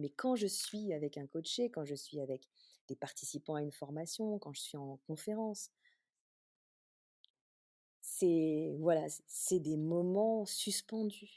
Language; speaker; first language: French; native; French